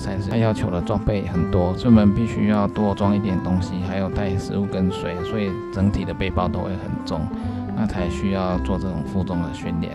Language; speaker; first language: Chinese; native; Chinese